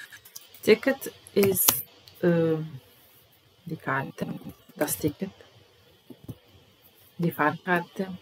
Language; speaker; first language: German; non-native, fluent; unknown